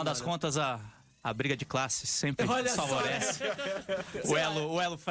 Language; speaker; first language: Portuguese; native; Portuguese